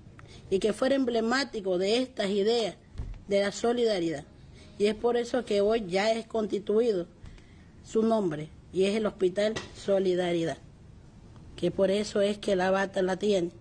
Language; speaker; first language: Spanish; native; Spanish